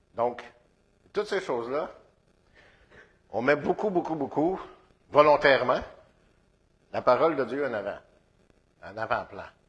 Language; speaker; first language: French; native; French